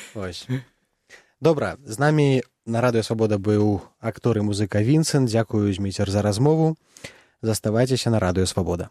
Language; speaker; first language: Belarusian; native; Belarusian